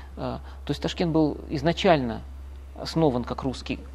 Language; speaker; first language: Russian; native; Russian